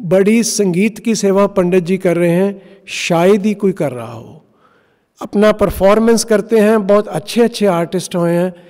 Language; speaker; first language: Hindi; non-native, local second language; Punjabi